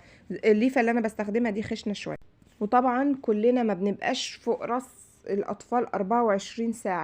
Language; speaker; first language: Arabic; native; Arabic